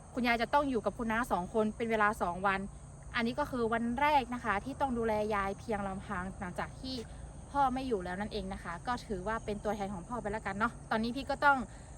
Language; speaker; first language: Thai; native; Thai